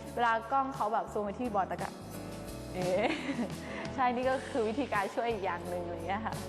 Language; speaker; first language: Thai; native; Thai